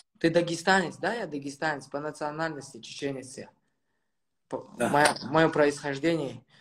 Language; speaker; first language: Russian; non-native, local second language; Chechen